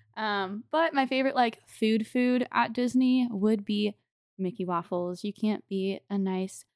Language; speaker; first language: English; native; English